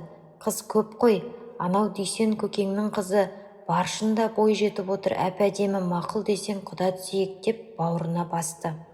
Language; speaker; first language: Kazakh; native; Kazakh